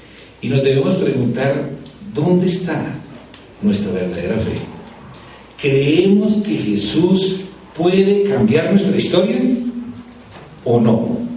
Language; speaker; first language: Spanish; native; Spanish